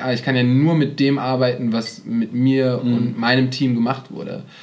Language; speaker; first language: German; native; German